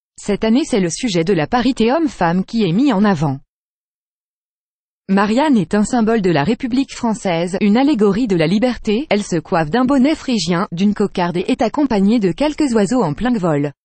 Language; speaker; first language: French; native; French